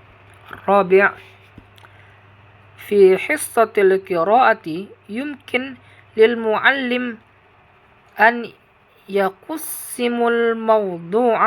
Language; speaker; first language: Arabic; non-native, learner; Indonesian